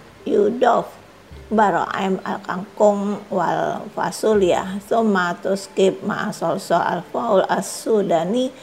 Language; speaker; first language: Arabic; non-native, fluent; Indonesian